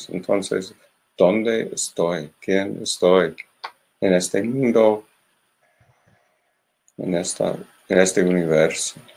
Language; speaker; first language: Spanish; non-native, learner; English